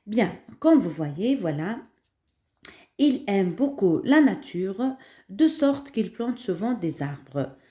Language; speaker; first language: French; non-native, local second language; Arabic